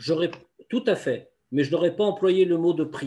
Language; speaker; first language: French; native; French